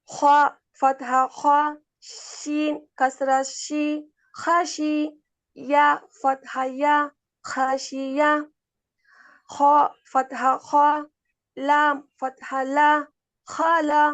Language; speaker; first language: Arabic; non-native, learner; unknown